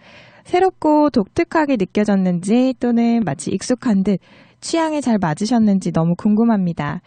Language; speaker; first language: Korean; native; Korean